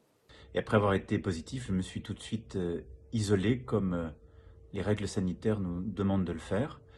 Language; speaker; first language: French; native; French